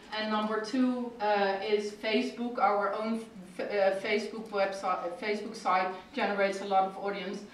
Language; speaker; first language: English; non-native, fluent; Dutch